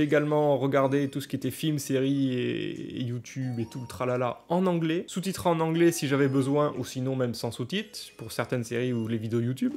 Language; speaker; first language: French; native; French